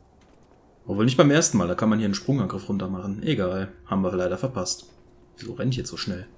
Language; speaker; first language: German; native; German